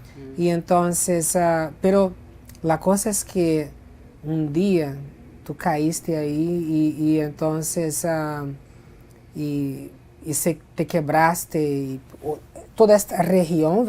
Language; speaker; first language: Spanish; non-native, fluent; Portuguese